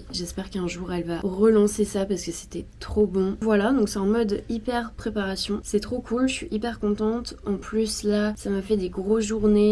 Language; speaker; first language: French; native; French